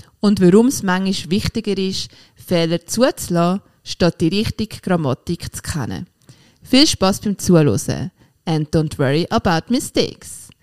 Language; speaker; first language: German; native; German